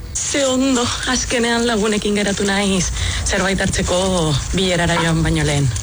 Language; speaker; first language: Basque; non-native, local second language; Spanish